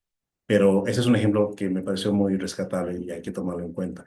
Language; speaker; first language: Spanish; native; Spanish